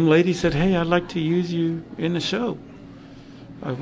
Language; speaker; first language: English; native; English